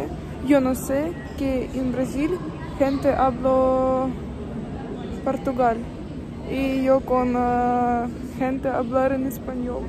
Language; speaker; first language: Spanish; non-native, learner; Russian